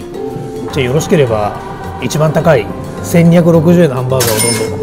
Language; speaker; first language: Japanese; native; Japanese